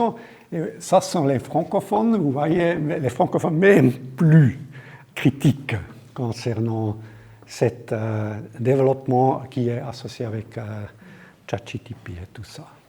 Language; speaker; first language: French; non-native, local second language; German